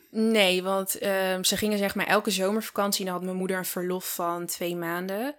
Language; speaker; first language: Dutch; early bilingual, other home language; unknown